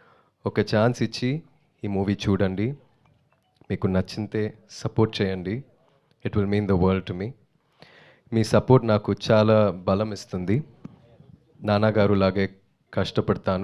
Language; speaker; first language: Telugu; non-native, learner; Tamil